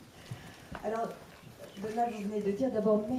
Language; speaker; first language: French; native; French